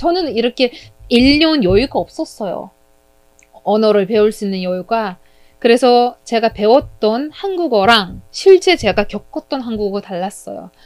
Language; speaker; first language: Korean; non-native, fluent; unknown